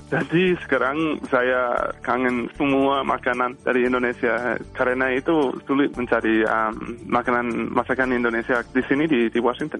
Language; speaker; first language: Indonesian; non-native, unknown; English